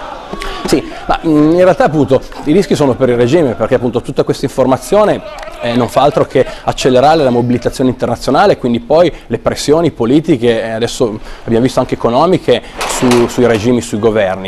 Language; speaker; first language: Italian; native; Italian